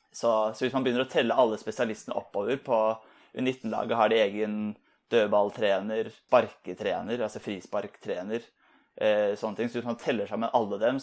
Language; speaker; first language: Norwegian; native; Norwegian